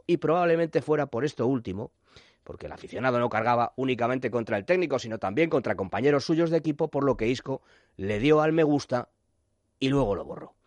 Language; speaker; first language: Spanish; native; Spanish